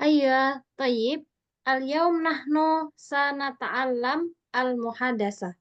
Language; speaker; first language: Arabic; non-native, fluent; Indonesian